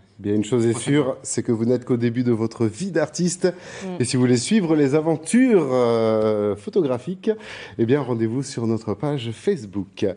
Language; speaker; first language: French; native; French